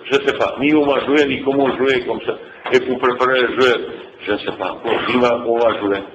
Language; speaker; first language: French; non-native, fluent; Bosnian